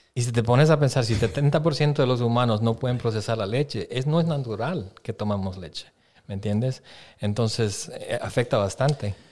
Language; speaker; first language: Spanish; early bilingual, heritage; Spanish